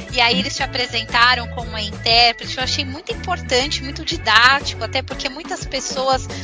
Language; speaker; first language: Portuguese; native; Portuguese